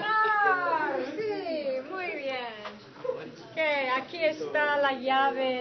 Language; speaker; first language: Spanish; non-native, fluent; English